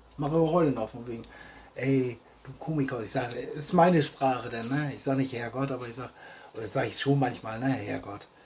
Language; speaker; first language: German; native; German